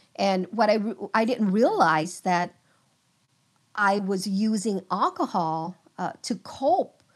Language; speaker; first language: English; early bilingual, other home language; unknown